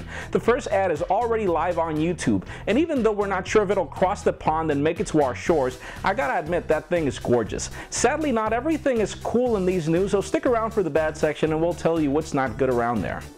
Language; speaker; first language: English; non-native, local second language; Spanish